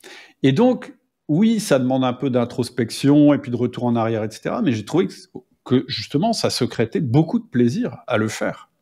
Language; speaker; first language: French; native; French